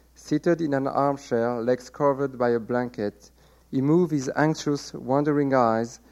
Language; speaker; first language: English; non-native, fluent; French